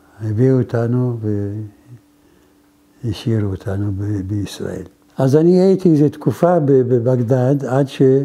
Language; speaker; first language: Hebrew; non-native, fluent; Arabic